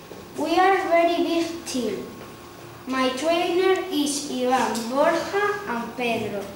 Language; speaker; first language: English; non-native, learner; Spanish